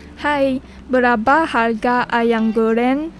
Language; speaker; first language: Indonesian; non-native, learner; Chinese